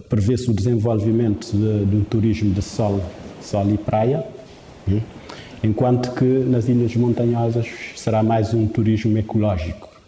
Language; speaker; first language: Portuguese; non-native, local second language; Kabuverdianu